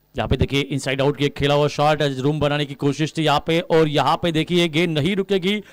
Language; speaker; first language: Hindi; non-native, local second language; Marathi